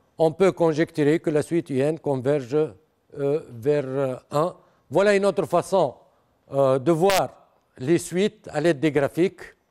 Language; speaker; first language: French; non-native, local second language; Arabic